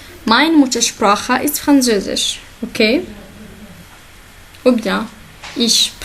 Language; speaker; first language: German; non-native, learner; Arabic